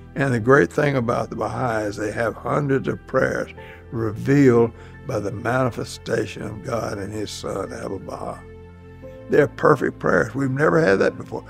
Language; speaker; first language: English; native; English